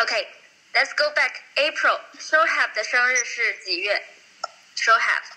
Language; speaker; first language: English; non-native, fluent; Chinese